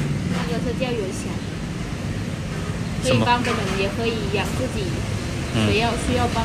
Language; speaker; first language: Chinese; non-native, fluent; Lao